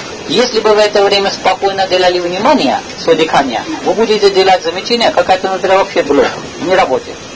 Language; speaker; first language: Russian; non-native, learner; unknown